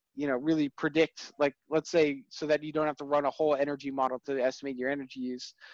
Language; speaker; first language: English; native; English